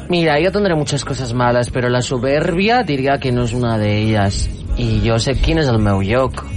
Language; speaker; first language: Catalan; non-native, local second language; Spanish